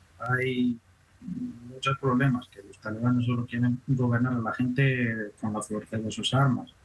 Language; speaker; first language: Spanish; non-native, fluent; Persian